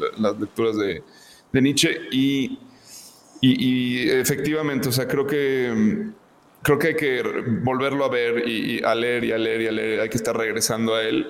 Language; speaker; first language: Spanish; native; Spanish